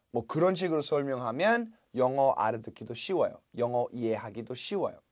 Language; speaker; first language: Korean; non-native, fluent; English